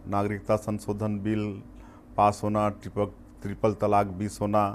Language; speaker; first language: Hindi; native; Hindi